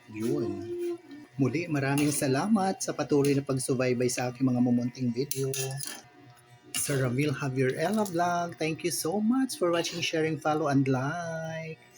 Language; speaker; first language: Filipino; non-native, local second language; Cebuano